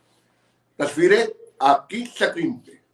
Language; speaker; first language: Hindi; native; Hindi